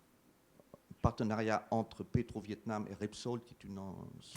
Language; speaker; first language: French; native; French